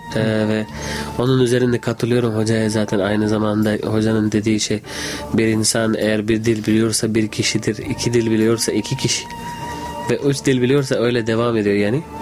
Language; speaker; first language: Turkish; non-native, fluent; Urdu